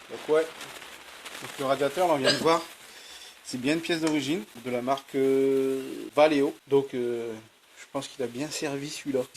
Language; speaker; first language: French; native; French